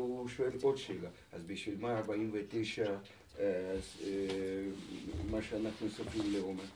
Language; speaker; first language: Hebrew; non-native, fluent; Russian